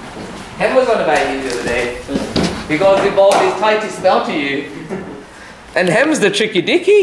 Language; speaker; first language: English; native; English